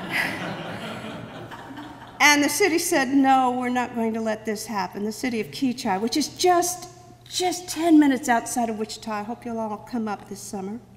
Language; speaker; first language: English; native; English